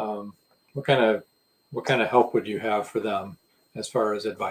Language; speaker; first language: English; native; English